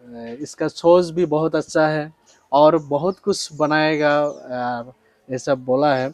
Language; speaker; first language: Hindi; non-native, local second language; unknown